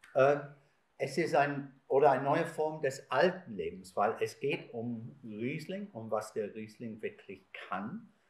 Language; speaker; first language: German; non-native, fluent; English